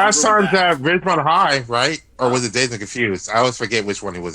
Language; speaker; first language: English; native; English